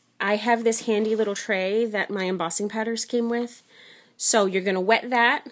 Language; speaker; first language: English; native; English